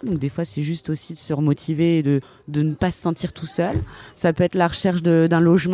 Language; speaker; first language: French; native; French